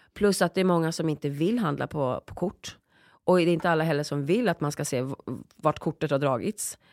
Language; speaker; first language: Swedish; early bilingual, other home language; Polish